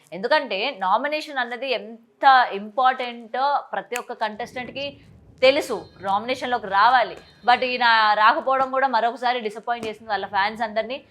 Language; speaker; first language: Telugu; native; Telugu